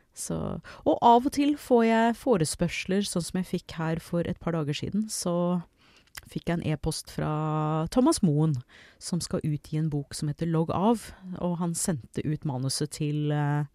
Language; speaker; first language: Norwegian; early bilingual, other home language; English